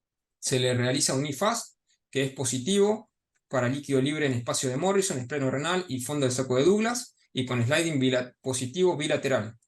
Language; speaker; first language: Spanish; native; Spanish